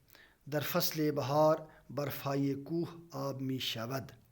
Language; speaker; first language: Persian; non-native, fluent; Urdu